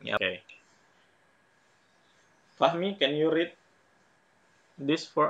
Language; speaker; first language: English; non-native, fluent; Indonesian